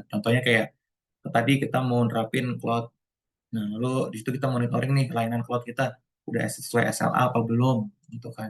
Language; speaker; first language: Indonesian; native; Indonesian